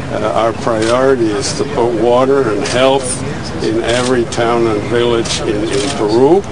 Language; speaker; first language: English; non-native, fluent; Spanish